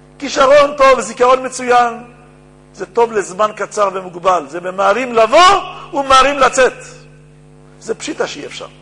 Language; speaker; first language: Hebrew; native; Hebrew